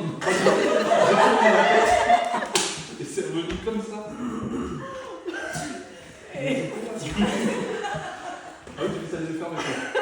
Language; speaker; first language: French; native; French